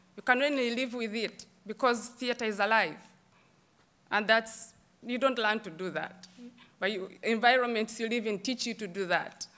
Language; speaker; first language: English; non-native, local second language; Kinyarwanda